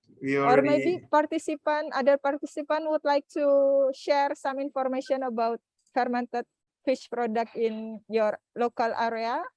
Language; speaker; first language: English; non-native, fluent; Indonesian